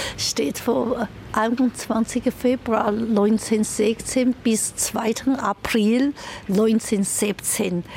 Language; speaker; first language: German; non-native, fluent; Chinese